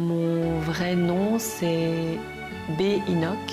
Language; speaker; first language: French; early bilingual, other home language; Korean